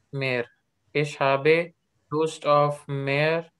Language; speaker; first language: German; non-native, learner; Urdu